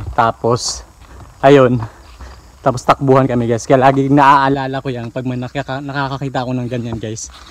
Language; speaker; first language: Filipino; non-native, local second language; Cebuano